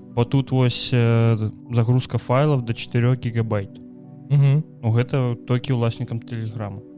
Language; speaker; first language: Belarusian; native; Belarusian